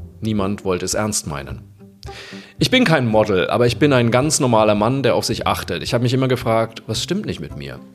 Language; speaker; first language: German; native; German